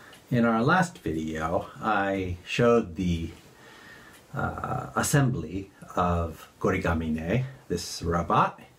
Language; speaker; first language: English; native; English